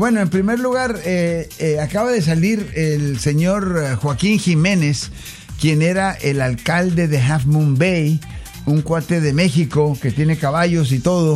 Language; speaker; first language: Spanish; native; Spanish